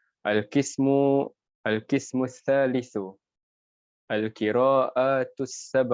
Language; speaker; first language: Arabic; non-native, fluent; Malay